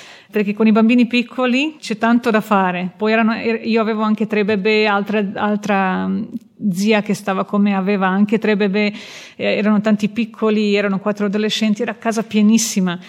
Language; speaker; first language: Italian; non-native, fluent; Croatian